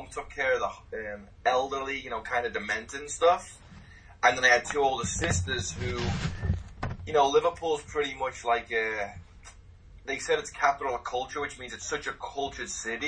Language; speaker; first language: English; native; English